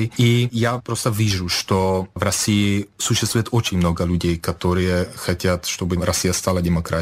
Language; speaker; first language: Russian; non-native, fluent; Czech